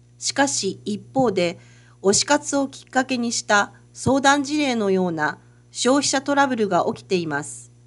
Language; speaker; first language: Japanese; native; Japanese